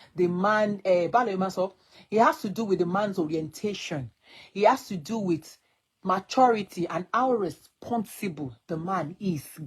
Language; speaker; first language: English; non-native, local second language; Yoruba